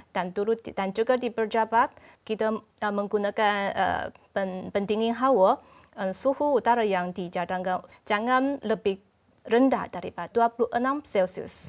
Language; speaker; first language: Malay; non-native, fluent; Chinese